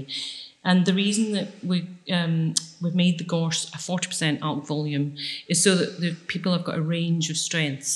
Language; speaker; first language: English; native; English